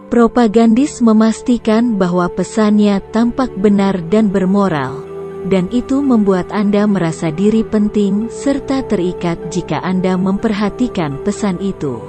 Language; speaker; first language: Indonesian; native; Indonesian